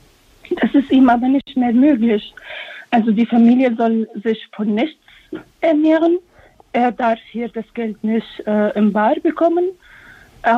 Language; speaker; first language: German; non-native, fluent; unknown